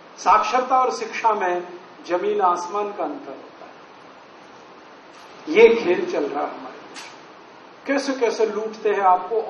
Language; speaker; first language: Hindi; native; Hindi